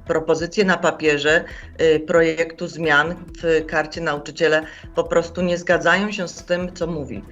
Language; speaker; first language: Polish; native; Polish